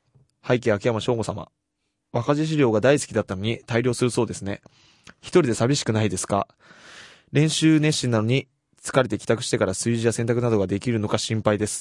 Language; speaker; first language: Japanese; native; Japanese